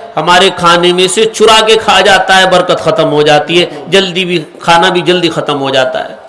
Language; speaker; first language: Urdu; native; Urdu